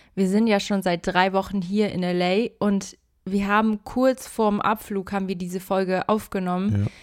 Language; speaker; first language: German; early bilingual, other home language; Portuguese